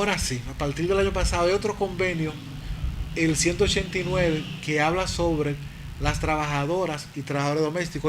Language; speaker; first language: Spanish; native; Spanish